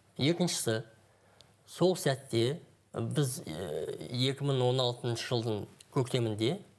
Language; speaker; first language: Kazakh; native; Kazakh